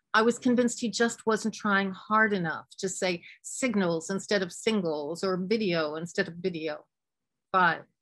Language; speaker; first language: English; native; English